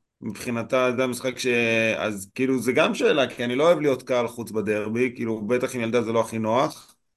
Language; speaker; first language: Hebrew; native; Hebrew